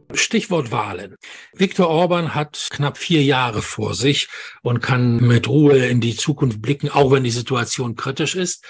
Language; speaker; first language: German; non-native, fluent; Polish